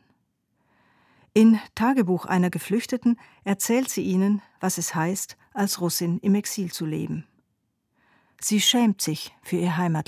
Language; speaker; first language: German; native; German